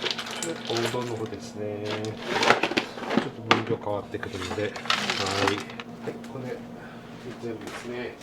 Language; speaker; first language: Japanese; native; Japanese